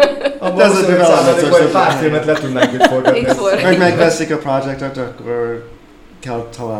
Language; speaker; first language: Hungarian; early bilingual, heritage; English